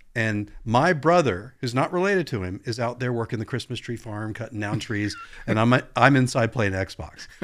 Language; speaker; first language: English; native; English